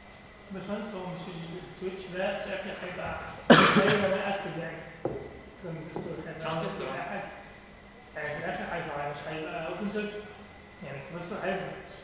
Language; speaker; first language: Arabic; native; Arabic